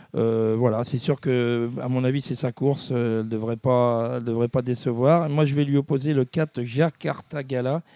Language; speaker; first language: French; native; French